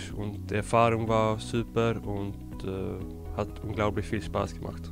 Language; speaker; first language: German; non-native, fluent; Swedish